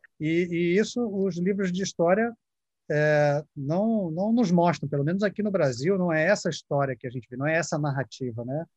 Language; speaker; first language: Portuguese; native; Portuguese